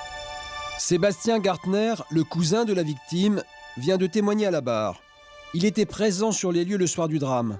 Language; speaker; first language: French; native; French